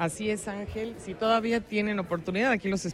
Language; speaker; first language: Spanish; native; Spanish